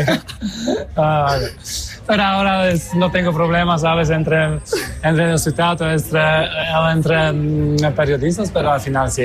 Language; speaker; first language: Spanish; non-native, fluent; Polish